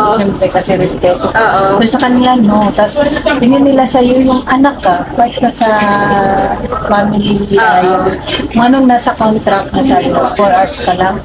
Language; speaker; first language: Filipino; non-native, local second language; Cebuano